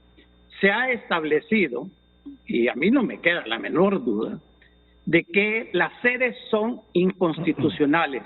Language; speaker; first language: Spanish; native; Spanish